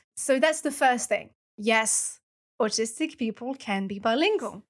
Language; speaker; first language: English; non-native, fluent; French